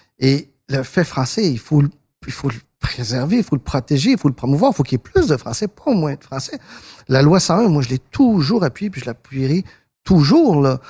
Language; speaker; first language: French; early bilingual, other home language; Spanish